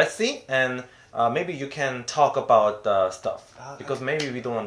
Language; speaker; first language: English; non-native, learner; Korean